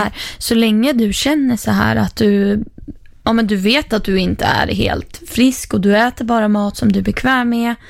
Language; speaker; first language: Swedish; native; Swedish